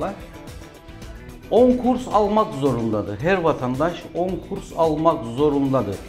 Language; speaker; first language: Turkish; native; Turkish